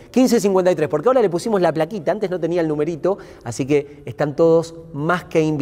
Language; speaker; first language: Spanish; native; Spanish